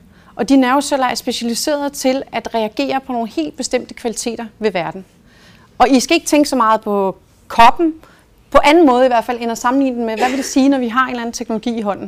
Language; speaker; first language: Danish; native; Danish